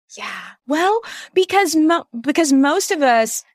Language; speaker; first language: English; native; English